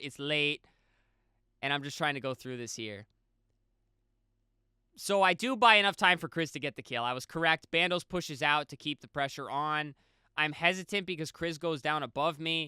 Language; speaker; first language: English; native; English